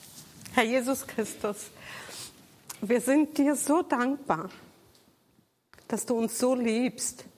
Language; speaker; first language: German; non-native, fluent; Portuguese